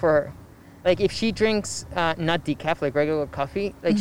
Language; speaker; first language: English; non-native, fluent; Spanish